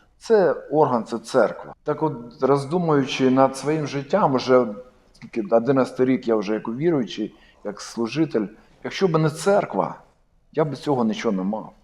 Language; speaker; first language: Ukrainian; non-native, local second language; Russian